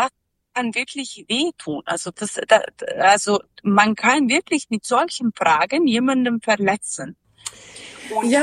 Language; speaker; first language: German; non-native, fluent; Serbian